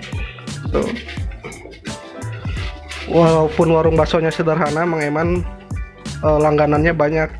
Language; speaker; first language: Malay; non-native, local second language; Sundanese